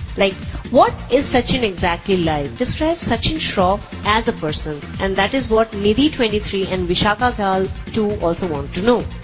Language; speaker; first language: Hindi; native; Hindi